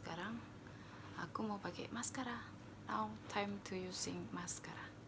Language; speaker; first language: English; non-native, learner; Indonesian